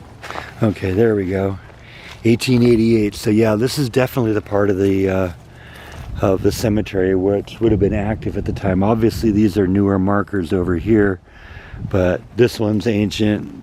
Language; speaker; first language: English; native; English